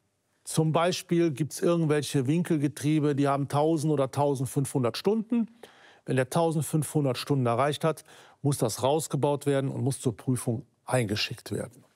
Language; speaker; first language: German; native; German